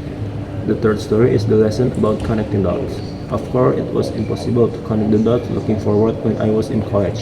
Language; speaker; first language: English; non-native, learner; Indonesian